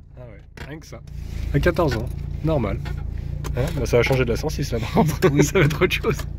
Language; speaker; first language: French; native; French